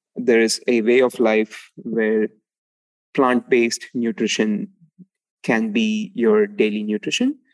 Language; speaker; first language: English; non-native, local second language; Tamil